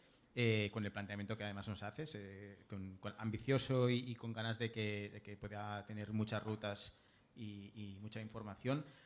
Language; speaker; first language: Spanish; native; Spanish